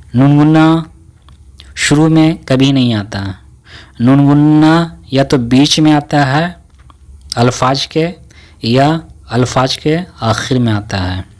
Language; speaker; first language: Urdu; native; Urdu